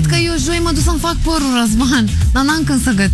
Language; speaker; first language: Romanian; native; Romanian